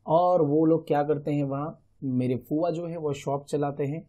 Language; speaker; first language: Hindi; non-native, local second language; Gujarati